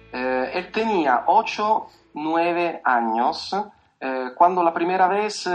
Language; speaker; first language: Spanish; non-native, fluent; Italian